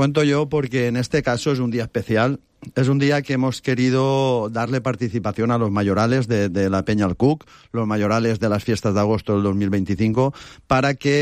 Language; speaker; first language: Spanish; native; Spanish